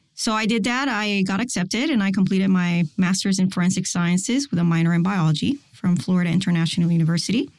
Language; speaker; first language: English; non-native, fluent; Spanish